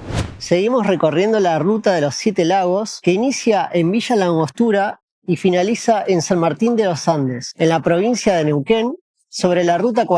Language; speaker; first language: Spanish; native; Spanish